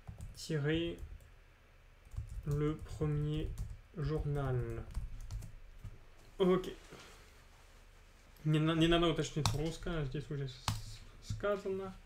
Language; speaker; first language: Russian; non-native, fluent; French